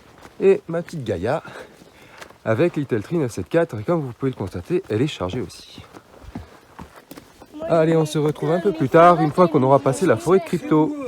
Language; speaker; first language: French; native; French